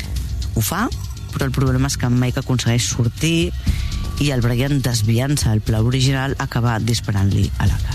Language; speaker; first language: Catalan; native; Catalan